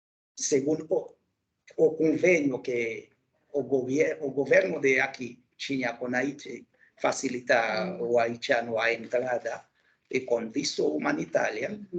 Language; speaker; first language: Portuguese; non-native, local second language; Haitian Creole